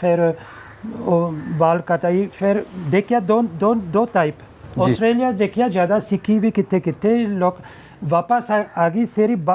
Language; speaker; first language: Punjabi; non-native, learner; French